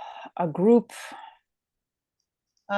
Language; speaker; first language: English; native; English